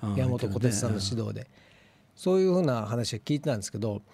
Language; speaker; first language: Japanese; native; Japanese